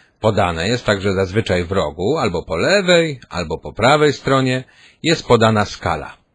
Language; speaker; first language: Polish; native; Polish